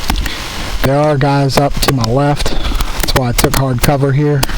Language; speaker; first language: English; native; English